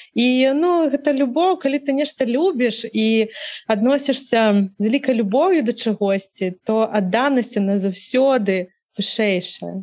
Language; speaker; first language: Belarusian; native; Belarusian